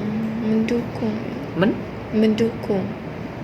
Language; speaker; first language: Indonesian; non-native, learner; Malay